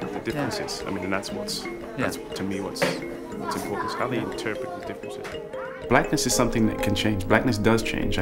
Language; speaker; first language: English; native; English